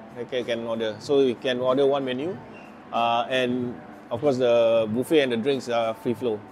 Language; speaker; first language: English; non-native, local second language; Malay